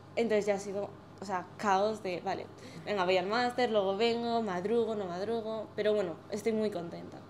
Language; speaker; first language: Spanish; native; Spanish